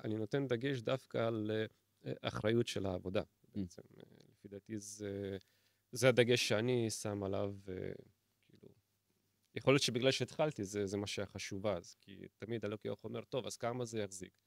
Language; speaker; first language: Hebrew; native; Hebrew